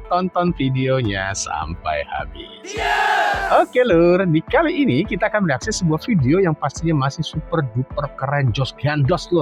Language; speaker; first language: Indonesian; native; Indonesian